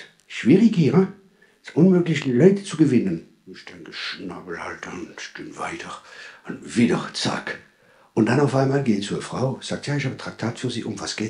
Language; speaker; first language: German; non-native, fluent; French